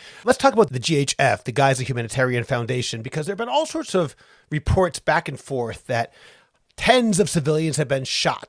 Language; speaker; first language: English; native; English